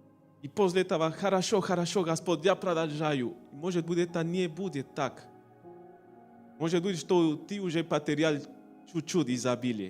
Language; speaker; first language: Russian; non-native, learner; Spanish